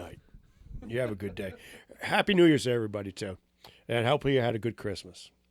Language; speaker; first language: English; native; English